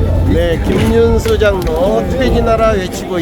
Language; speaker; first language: Korean; native; Korean